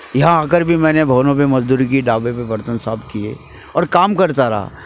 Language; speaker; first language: Hindi; non-native, local second language; Marathi